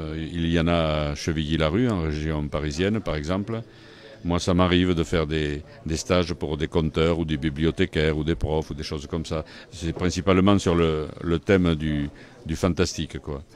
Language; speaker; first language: French; native; French